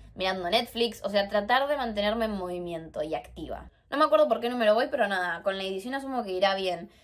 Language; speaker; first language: Spanish; native; Spanish